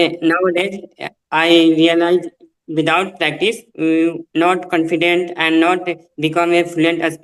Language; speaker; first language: English; non-native, learner; Hindi